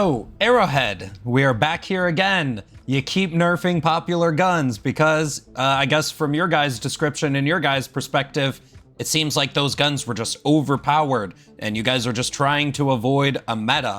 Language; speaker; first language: English; native; English